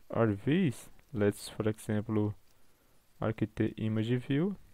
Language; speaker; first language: English; non-native, fluent; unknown